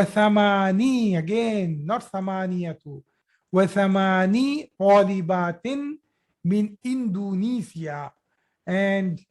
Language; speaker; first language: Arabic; non-native, fluent; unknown